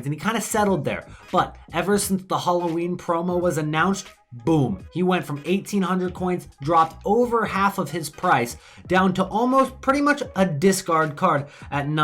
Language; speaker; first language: English; native; English